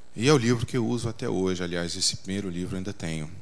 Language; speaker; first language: Portuguese; native; Portuguese